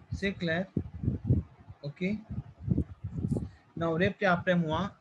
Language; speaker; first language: French; non-native, fluent; Hindi